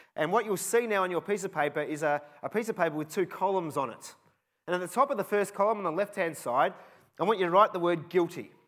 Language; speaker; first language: English; native; English